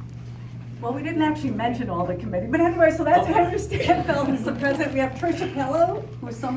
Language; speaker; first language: English; native; English